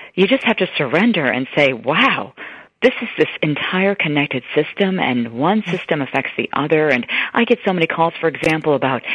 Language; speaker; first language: English; native; English